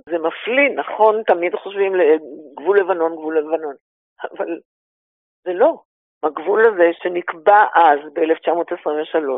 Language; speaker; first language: Hebrew; native; Hebrew